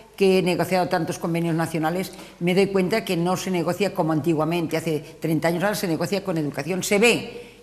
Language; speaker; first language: Spanish; native; Spanish